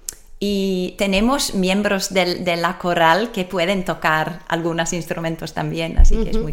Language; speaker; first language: Spanish; non-native, learner; English